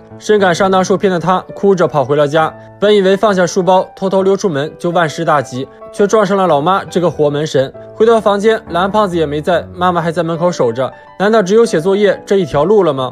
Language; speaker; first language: Chinese; native; Chinese